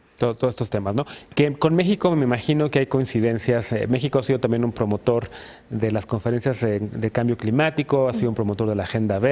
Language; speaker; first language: Spanish; native; Spanish